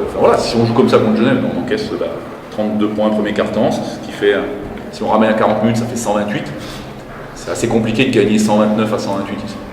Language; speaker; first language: French; native; French